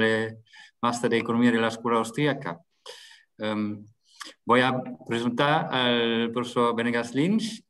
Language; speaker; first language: Spanish; non-native, fluent; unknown